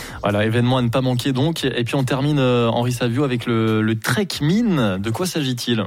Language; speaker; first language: French; native; French